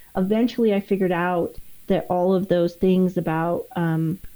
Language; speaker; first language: English; native; English